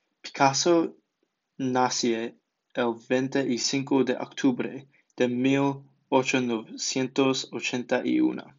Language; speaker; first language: Spanish; non-native, learner; English